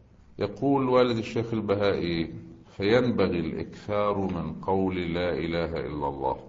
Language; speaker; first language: Arabic; native; Arabic